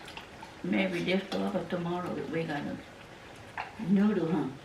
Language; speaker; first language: English; non-native, learner; Japanese